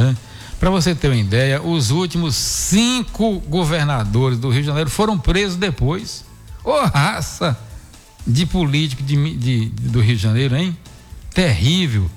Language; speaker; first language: Portuguese; native; Portuguese